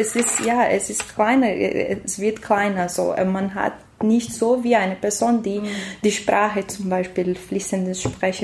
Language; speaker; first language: German; non-native, learner; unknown